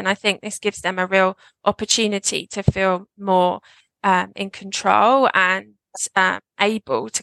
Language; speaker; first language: English; native; English